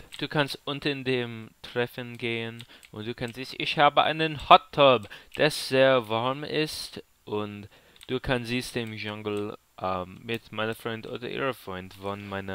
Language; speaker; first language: German; non-native, learner; English